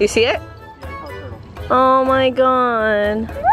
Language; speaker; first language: English; early bilingual, other home language; Spanish